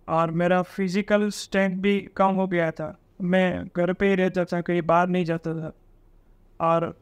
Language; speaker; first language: Hindi; non-native, local second language; Gujarati